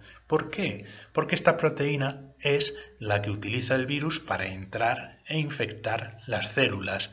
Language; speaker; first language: Spanish; native; Spanish